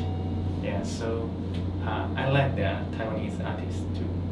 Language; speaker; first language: English; non-native, learner; Japanese